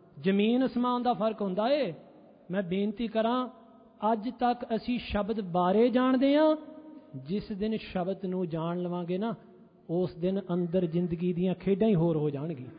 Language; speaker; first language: Punjabi; early bilingual, heritage; Punjabi